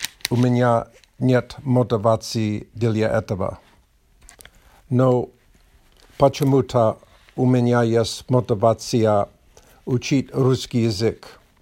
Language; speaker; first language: Russian; non-native, learner; English